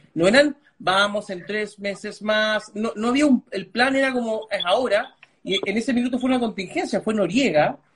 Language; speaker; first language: Spanish; early bilingual, other home language; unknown